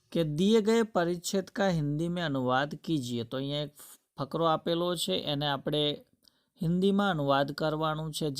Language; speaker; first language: Hindi; non-native, local second language; Gujarati